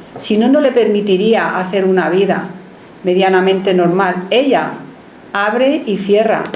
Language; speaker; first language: Spanish; native; Spanish